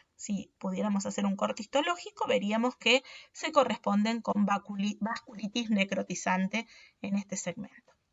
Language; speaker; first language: Spanish; native; Spanish